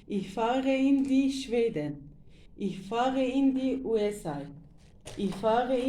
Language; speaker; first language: German; non-native, learner; Turkish